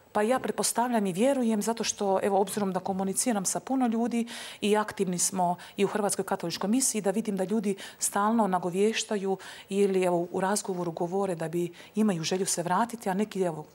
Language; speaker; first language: Croatian; native; Croatian